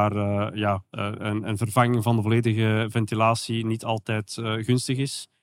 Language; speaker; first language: Dutch; native; Dutch